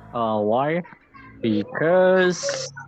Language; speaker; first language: English; non-native, learner; Indonesian